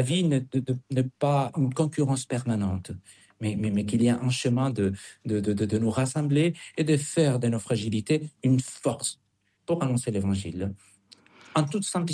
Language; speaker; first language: French; non-native, fluent; Spanish